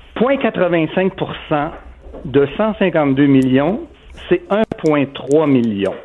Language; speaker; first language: French; native; French